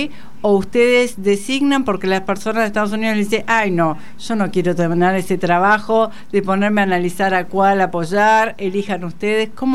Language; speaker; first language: Spanish; native; Spanish